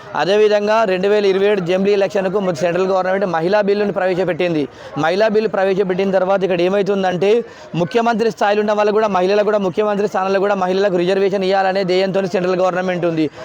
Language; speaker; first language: Telugu; native; Telugu